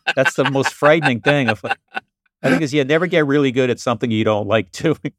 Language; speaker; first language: English; native; English